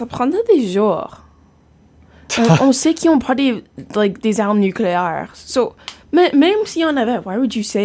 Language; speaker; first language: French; non-native, fluent; English